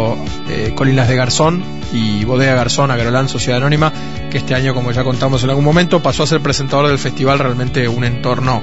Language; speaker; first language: Spanish; native; Spanish